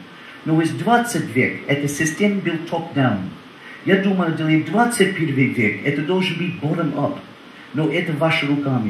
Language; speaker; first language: Russian; non-native, learner; English